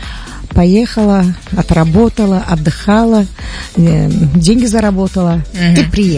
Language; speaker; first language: Russian; non-native, local second language; Tajik